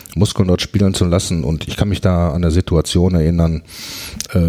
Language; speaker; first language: German; native; German